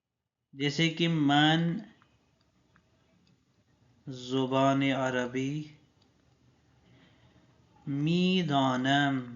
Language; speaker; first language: Persian; non-native, fluent; Urdu